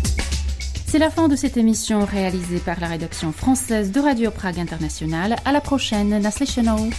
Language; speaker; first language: French; native; French